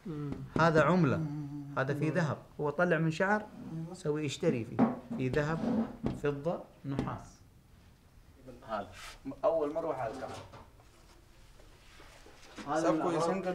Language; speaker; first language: Arabic; non-native, learner; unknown